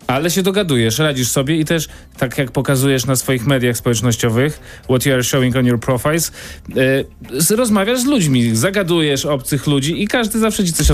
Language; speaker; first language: Polish; native; Polish